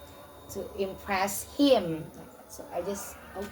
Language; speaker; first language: English; non-native, learner; Indonesian